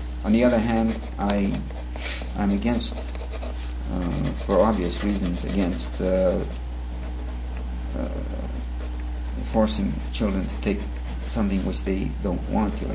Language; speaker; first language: English; early bilingual, other home language; Ukrainian